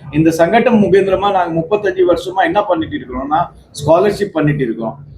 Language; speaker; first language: Tamil; non-native, local second language; Marwari